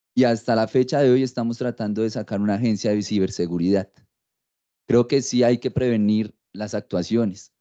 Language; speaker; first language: Spanish; native; Spanish